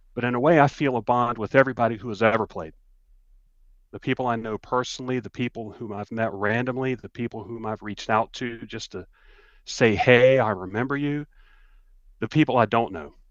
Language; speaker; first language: English; native; English